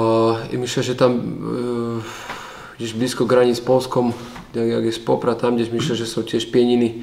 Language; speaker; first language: Polish; non-native, learner; Slovak